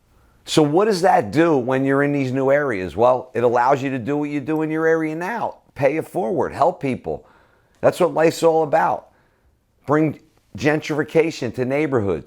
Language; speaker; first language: English; native; English